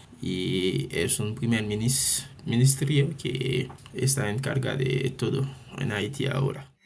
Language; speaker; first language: Spanish; non-native, fluent; Haitian Creole